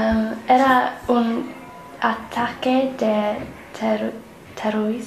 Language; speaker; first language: Spanish; non-native, learner; English